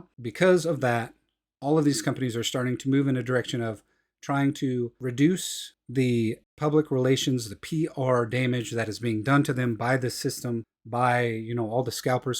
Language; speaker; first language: English; native; English